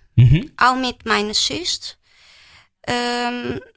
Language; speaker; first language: German; non-native, fluent; Portuguese